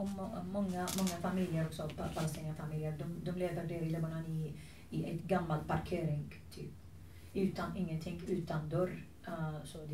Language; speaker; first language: Swedish; non-native, fluent; Arabic